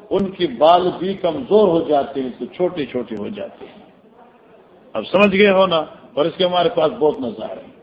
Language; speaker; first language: Urdu; non-native, local second language; Northern Hindko